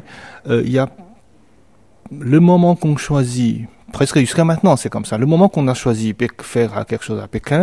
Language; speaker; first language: French; non-native, fluent; Chinese